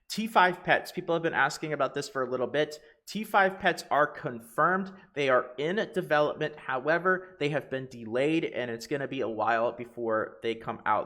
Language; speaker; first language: English; native; English